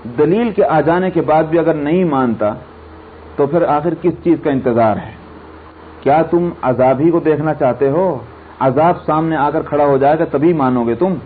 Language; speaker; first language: Urdu; native; Urdu